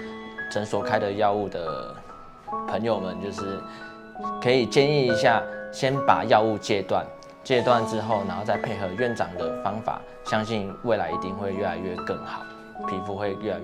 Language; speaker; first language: Chinese; native; Chinese